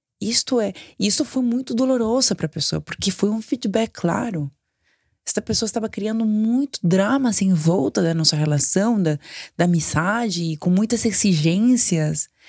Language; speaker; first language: Portuguese; non-native, fluent; Spanish